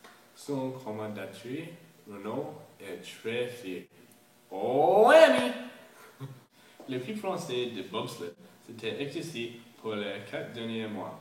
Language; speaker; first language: French; non-native, learner; English